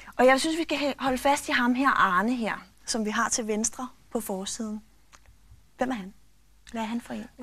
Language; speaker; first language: Danish; native; Danish